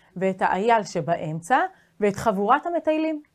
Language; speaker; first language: Hebrew; native; Hebrew